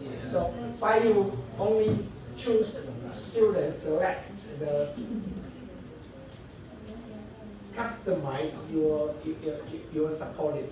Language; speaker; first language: English; non-native, learner; Chinese